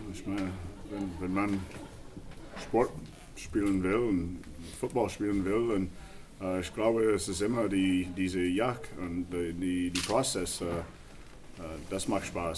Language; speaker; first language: German; non-native, fluent; English